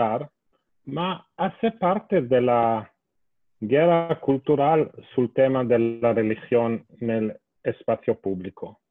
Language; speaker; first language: Spanish; non-native, fluent; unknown